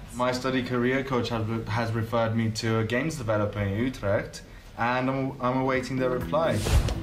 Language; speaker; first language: English; non-native, fluent; Chinese